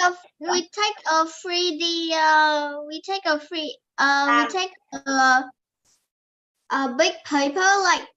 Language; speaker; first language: English; non-native, learner; Vietnamese